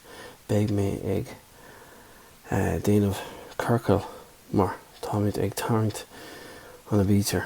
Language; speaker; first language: Irish; non-native, local second language; English